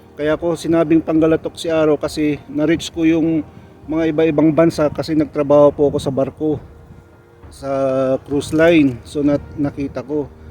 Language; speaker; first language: Filipino; non-native, local second language; Pangasinan